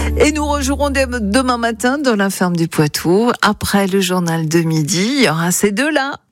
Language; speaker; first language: French; native; French